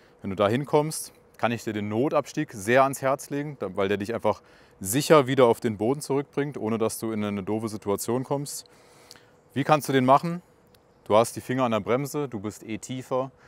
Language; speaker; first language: German; native; German